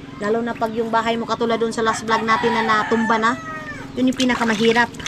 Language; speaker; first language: Filipino; non-native, local second language; Cebuano